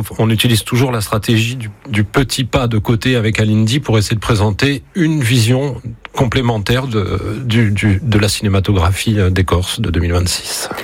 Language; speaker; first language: French; native; French